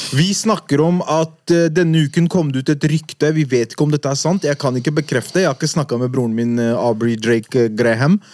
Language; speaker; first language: Norwegian; early bilingual, other home language; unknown